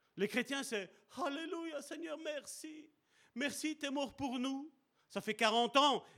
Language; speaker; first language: French; early bilingual, other home language; Italian